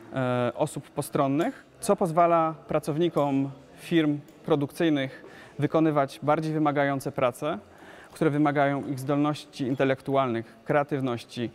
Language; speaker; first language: Polish; native; Polish